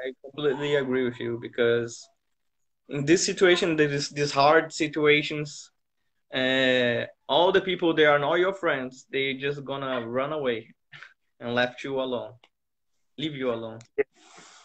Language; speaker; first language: English; non-native, fluent; Portuguese